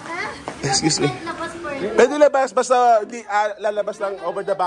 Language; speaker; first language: Filipino; native; Filipino